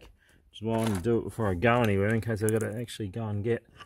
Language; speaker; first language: English; native; English